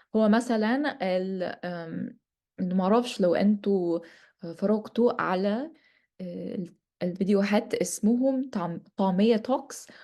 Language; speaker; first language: Egyptian Arabic; non-native, learner; English